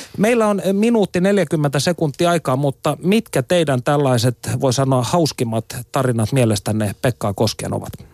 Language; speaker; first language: Finnish; native; Finnish